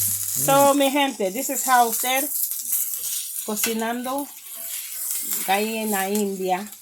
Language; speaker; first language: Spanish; non-native, learner; English